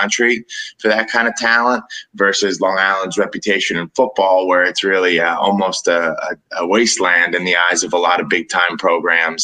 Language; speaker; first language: English; native; English